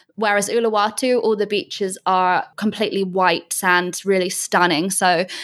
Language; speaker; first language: English; native; English